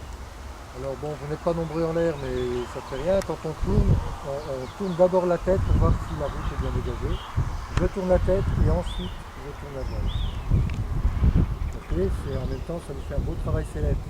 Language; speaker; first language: French; native; French